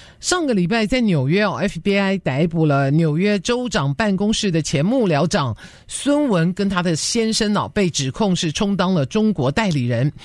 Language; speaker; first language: Chinese; native; Chinese